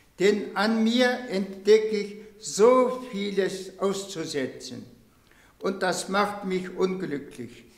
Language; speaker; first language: German; non-native, fluent; Tuvinian